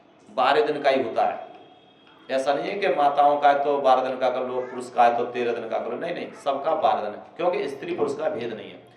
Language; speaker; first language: Hindi; native; Hindi